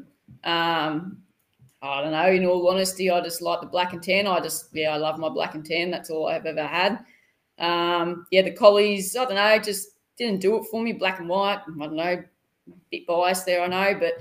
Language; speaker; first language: English; native; English